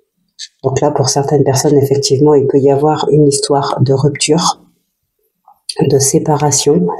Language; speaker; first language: French; native; French